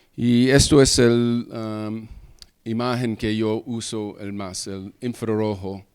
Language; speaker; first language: Spanish; early bilingual, heritage; English